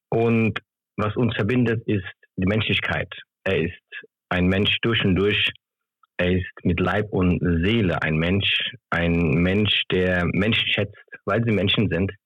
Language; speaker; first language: German; early bilingual, other home language; Turkish